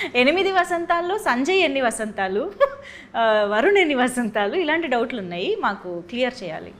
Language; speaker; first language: Telugu; native; Telugu